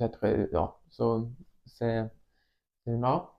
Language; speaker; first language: French; non-native, learner; Swedish